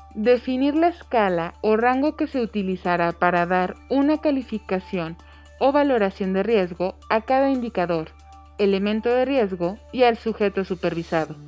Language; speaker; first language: Spanish; native; Spanish